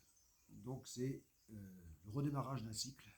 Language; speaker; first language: French; native; French